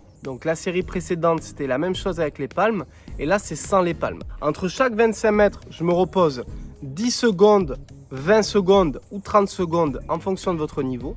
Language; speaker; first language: French; native; French